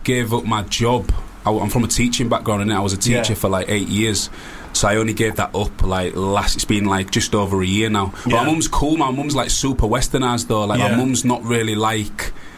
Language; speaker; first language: English; native; English